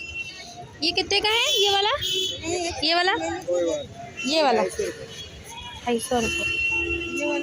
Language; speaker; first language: Hindi; native; Hindi